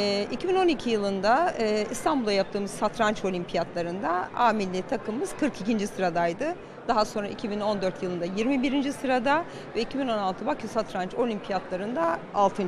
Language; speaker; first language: Turkish; native; Turkish